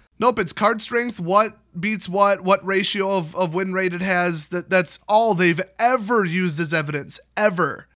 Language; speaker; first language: English; native; English